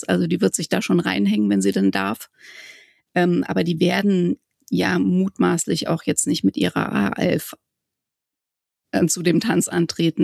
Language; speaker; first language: German; native; German